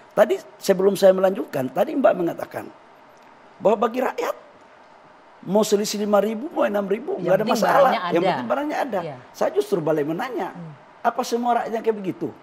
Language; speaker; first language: Indonesian; native; Indonesian